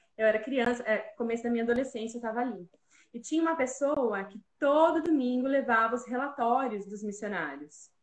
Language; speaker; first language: Portuguese; native; Portuguese